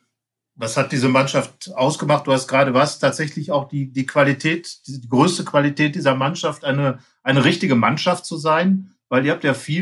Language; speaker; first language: German; native; German